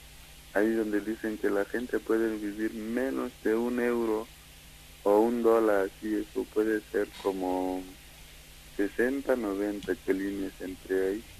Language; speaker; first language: Spanish; non-native, fluent; Kikuyu